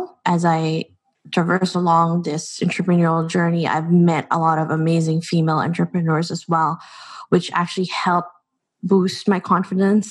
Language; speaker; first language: English; non-native, local second language; Filipino